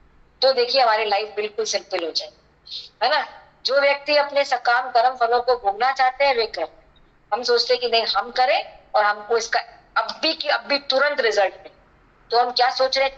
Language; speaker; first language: Hindi; native; Hindi